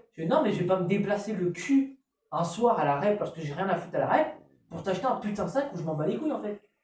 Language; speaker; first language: French; native; French